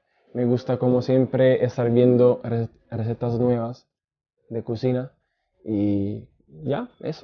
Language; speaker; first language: Spanish; non-native, fluent; Italian